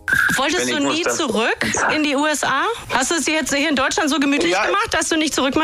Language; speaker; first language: German; native; German